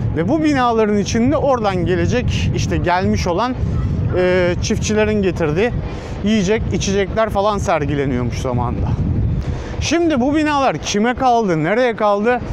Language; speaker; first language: Turkish; native; Turkish